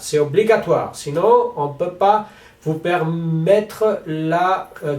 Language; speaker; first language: French; non-native, learner; Spanish